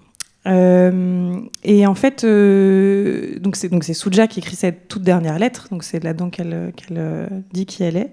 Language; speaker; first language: French; native; French